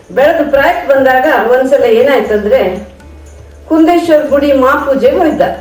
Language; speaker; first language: Kannada; native; Kannada